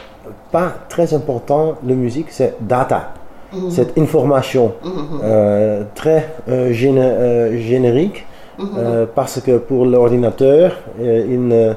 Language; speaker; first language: French; non-native, learner; Dutch